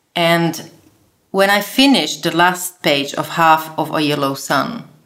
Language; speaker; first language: English; non-native, fluent; Slovak